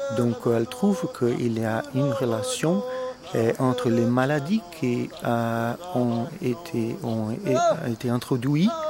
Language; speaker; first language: French; non-native, fluent; Portuguese